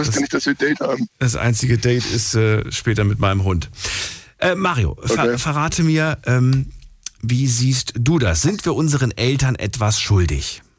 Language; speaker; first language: German; native; German